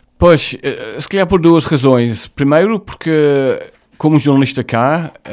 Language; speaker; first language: Portuguese; non-native, fluent; English